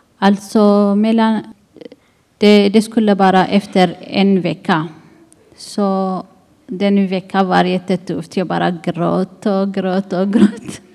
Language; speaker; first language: Swedish; non-native, learner; Tigrinya